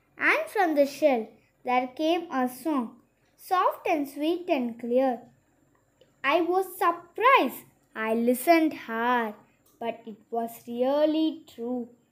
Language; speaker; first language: English; non-native, local second language; Tamil